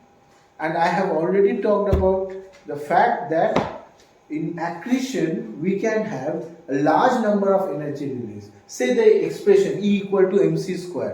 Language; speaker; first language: English; non-native, local second language; Bangla